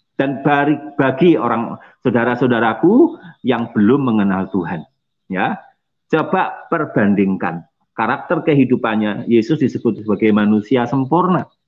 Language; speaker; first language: Indonesian; non-native, local second language; Javanese